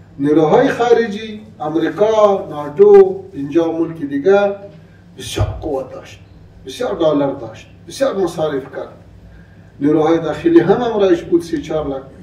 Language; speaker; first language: Persian; non-native, local second language; Pashto